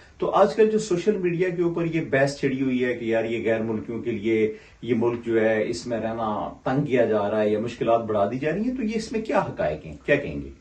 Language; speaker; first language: Hindi; native; Hindi